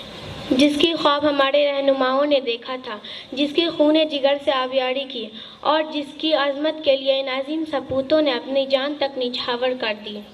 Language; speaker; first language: Hindi; native; Hindi